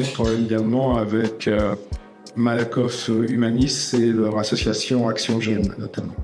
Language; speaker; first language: French; native; French